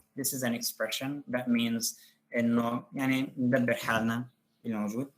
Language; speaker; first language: Arabic; native; Arabic